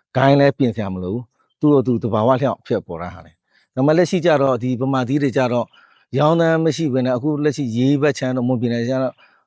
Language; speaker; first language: Burmese; native; Burmese